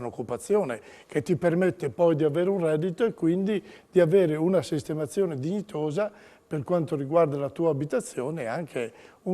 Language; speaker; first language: Italian; native; Italian